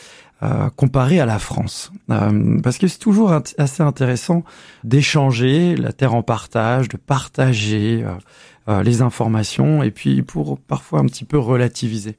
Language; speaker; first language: French; native; French